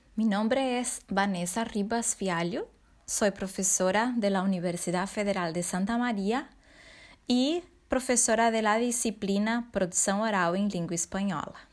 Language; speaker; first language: Spanish; non-native, fluent; Portuguese